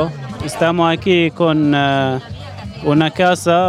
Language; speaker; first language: Spanish; non-native, learner; Arabic